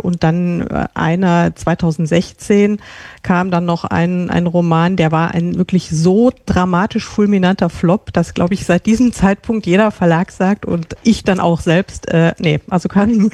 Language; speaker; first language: German; native; German